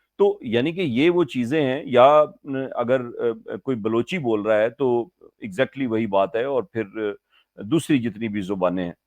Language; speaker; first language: Urdu; non-native, local second language; Punjabi